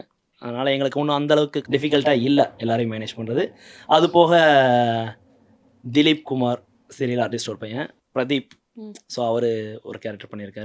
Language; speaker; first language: Tamil; native; Tamil